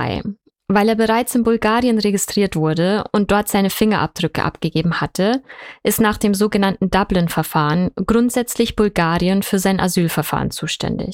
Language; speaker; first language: German; native; German